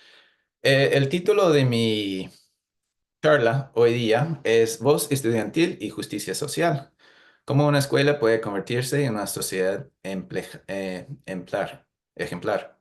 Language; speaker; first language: Spanish; non-native, fluent; English